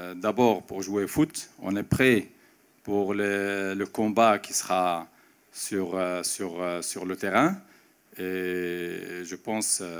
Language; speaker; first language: French; non-native, local second language; Arabic